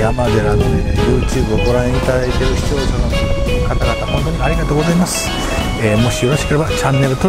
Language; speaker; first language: Japanese; native; Japanese